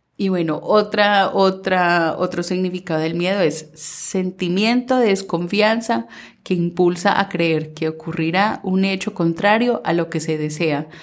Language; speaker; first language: Spanish; early bilingual, heritage; Spanish